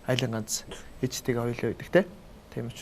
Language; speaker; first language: Mongolian; native; Mongolian